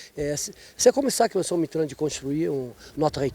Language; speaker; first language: French; non-native, fluent; Portuguese